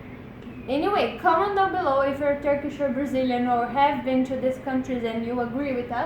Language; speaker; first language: English; non-native, fluent; Portuguese